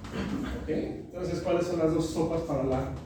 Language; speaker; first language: Spanish; native; Spanish